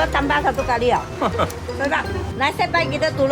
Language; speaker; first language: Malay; non-native, local second language; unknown